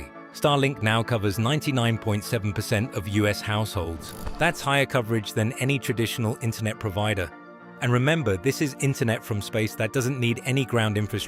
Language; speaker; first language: English; native; English